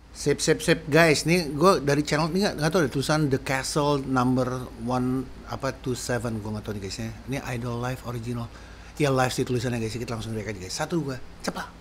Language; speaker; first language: Indonesian; native; Indonesian